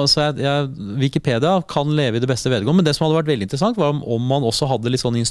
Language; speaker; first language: Norwegian; native; Norwegian